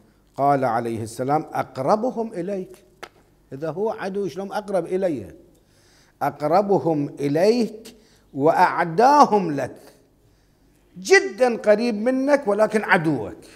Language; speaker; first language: Arabic; native; Arabic